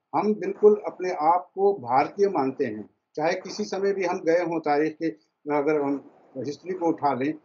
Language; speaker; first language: Hindi; early bilingual, heritage; Persian